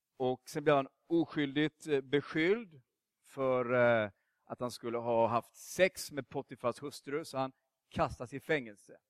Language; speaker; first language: Swedish; native; Swedish